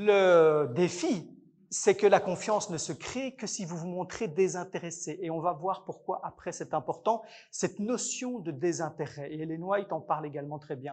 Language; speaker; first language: French; native; French